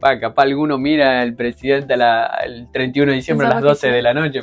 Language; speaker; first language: Spanish; native; Spanish